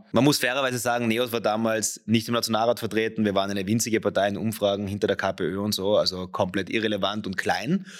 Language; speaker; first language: German; native; German